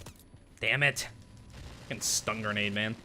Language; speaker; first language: English; native; English